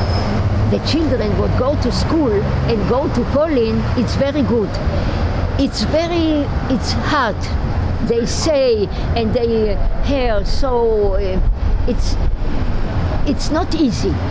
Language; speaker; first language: English; non-native, learner; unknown